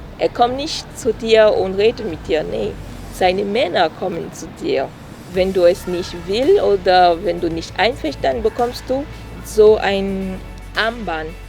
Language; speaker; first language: German; non-native, fluent; French